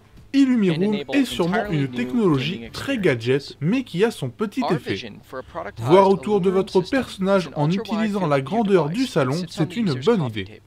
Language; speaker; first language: French; native; French